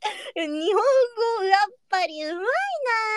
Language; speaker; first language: Japanese; native; Japanese